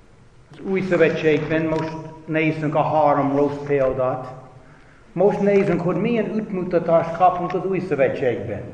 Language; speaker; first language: Hungarian; non-native, fluent; English